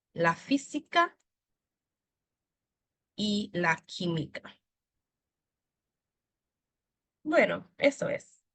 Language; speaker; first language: Spanish; non-native, fluent; English